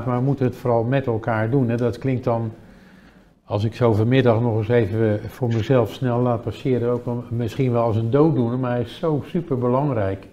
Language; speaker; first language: Dutch; native; Dutch